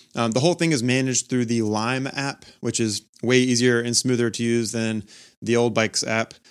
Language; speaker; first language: English; native; English